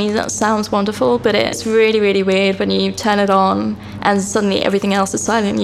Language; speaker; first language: English; native; English